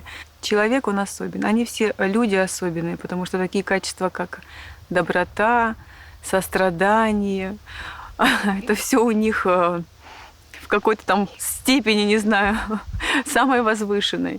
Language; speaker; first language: Russian; native; Russian